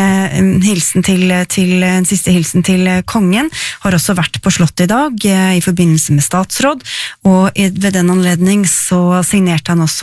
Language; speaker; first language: Norwegian; native; Norwegian